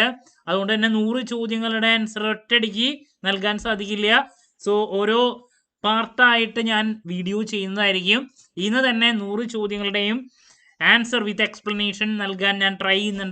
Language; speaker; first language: Malayalam; native; Malayalam